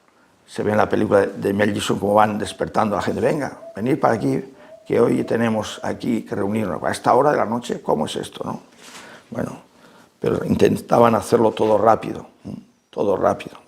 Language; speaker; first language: Spanish; native; Spanish